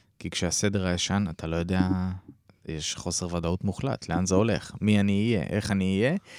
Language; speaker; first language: Hebrew; native; Hebrew